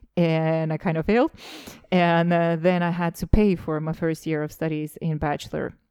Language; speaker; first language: English; non-native, fluent; Estonian